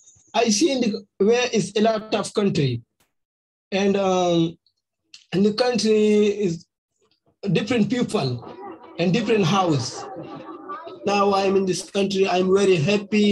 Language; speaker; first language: English; non-native, learner; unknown